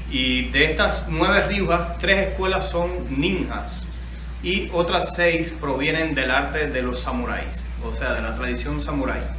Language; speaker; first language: Spanish; native; Spanish